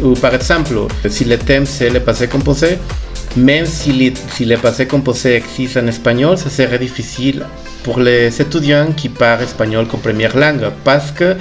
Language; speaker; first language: French; non-native, fluent; Spanish